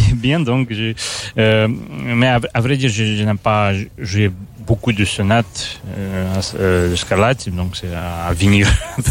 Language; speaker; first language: French; non-native, fluent; Russian